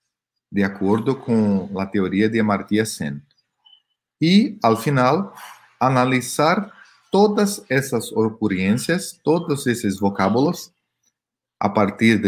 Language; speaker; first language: Spanish; non-native, fluent; Portuguese